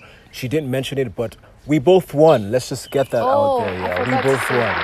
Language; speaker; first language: English; non-native, local second language; Yoruba